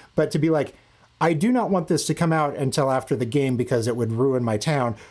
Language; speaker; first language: English; native; English